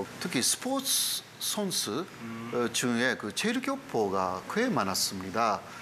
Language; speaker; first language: Korean; non-native, fluent; Japanese